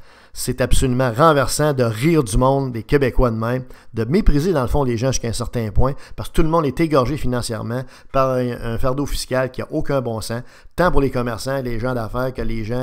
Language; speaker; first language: French; native; French